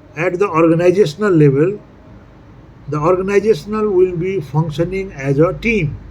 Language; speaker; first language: English; non-native, local second language; Nepali